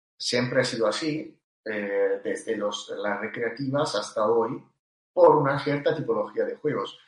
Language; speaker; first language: Spanish; non-native, fluent; Italian